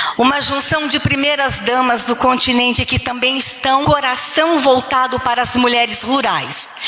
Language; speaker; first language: Portuguese; native; Portuguese